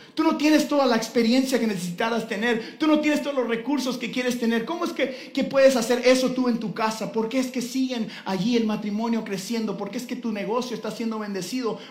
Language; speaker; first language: Spanish; native; Spanish